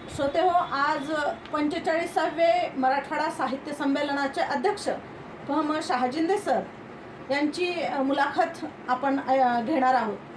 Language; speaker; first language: Marathi; native; Marathi